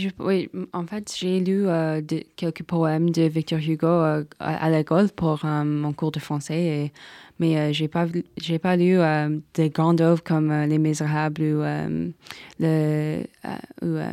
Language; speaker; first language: French; non-native, learner; English